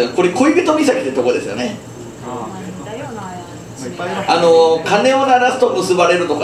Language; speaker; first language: Japanese; native; Japanese